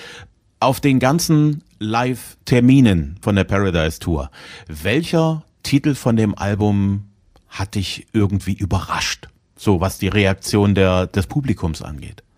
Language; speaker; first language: German; native; German